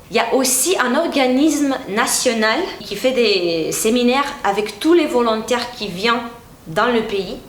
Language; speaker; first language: French; non-native, fluent; Romanian